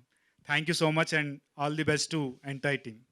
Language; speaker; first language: Telugu; native; Telugu